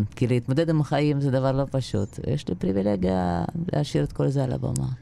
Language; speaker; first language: Hebrew; non-native, fluent; Russian